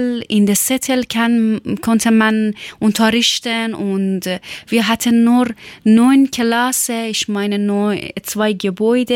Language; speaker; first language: German; non-native, learner; Persian